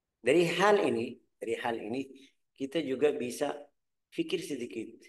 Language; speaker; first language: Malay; non-native, fluent; Arabic